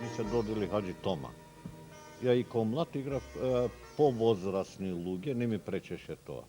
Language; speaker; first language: Macedonian; non-native, local second language; Turkish